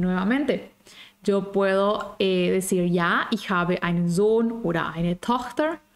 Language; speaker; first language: German; non-native, fluent; Spanish